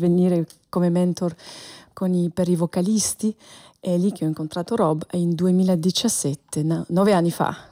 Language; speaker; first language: Italian; non-native, fluent; Albanian